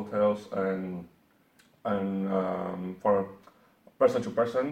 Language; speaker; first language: English; non-native, learner; Portuguese